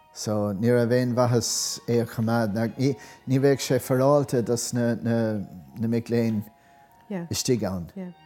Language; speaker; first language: Irish; non-native, local second language; English